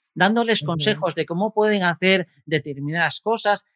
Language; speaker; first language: Spanish; native; Spanish